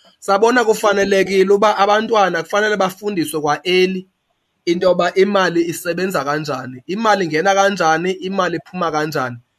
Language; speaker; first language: Xhosa; native; Xhosa